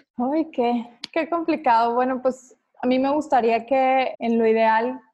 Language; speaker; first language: Spanish; native; Spanish